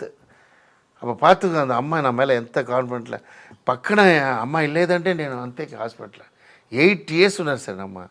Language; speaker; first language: Telugu; non-native, learner; Tamil